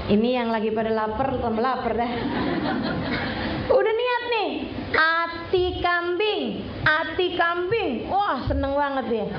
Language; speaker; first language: Indonesian; native; Indonesian